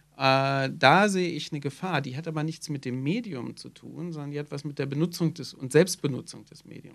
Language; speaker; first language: German; native; German